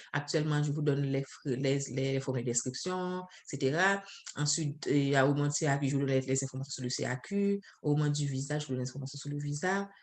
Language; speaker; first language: French; non-native, local second language; Haitian Creole